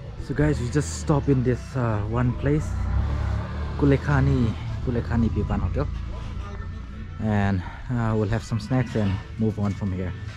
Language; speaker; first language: English; non-native, fluent; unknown